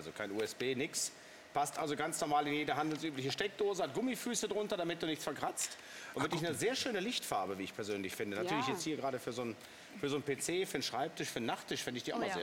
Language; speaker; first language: German; native; German